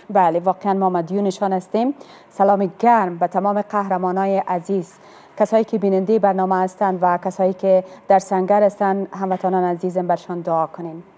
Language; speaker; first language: Persian; native; Persian